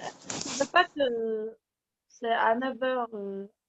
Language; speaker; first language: French; non-native, learner; Arabic